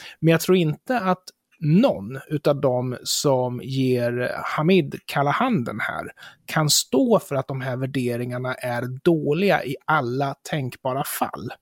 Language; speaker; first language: Swedish; native; Swedish